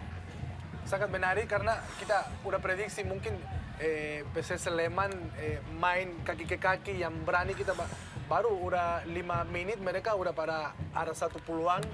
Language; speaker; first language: Indonesian; non-native, fluent; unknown